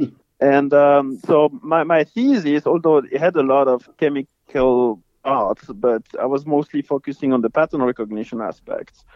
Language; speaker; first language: English; non-native, fluent; French